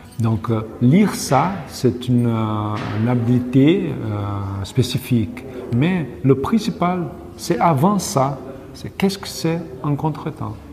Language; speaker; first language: French; non-native, learner; Portuguese